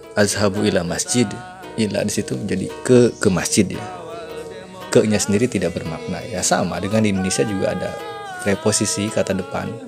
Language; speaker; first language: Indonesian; non-native, local second language; Sundanese